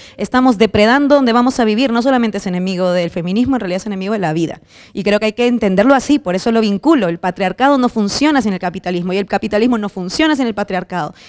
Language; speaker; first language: Spanish; native; Spanish